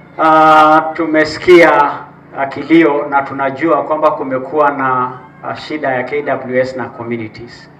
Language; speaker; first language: Swahili; non-native, local second language; Masai